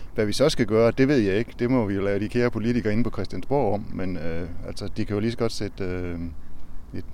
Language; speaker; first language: Danish; native; Danish